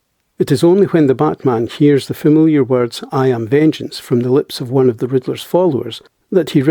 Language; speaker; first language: English; native; English